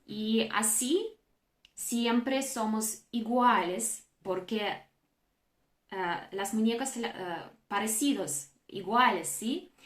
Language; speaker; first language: Spanish; non-native, fluent; Russian